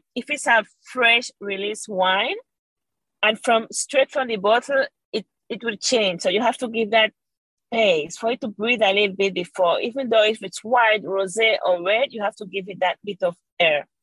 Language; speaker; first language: English; non-native, fluent; Spanish